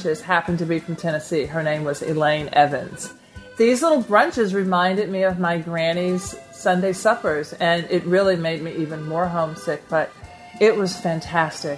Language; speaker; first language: English; native; English